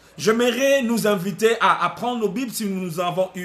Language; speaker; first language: French; non-native, local second language; Lingala